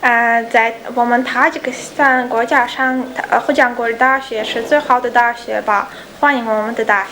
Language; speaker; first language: Chinese; non-native, learner; Tajik